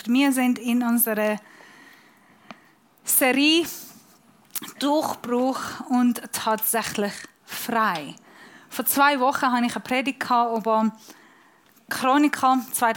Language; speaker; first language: German; non-native, fluent; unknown